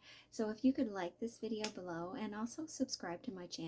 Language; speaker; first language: English; native; English